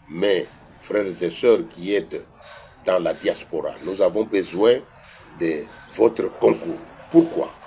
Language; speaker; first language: French; non-native, local second language; Kongo